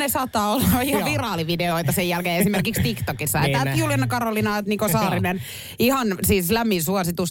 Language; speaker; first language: Finnish; native; Finnish